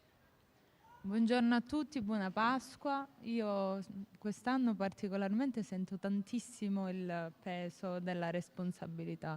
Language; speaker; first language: Italian; native; Italian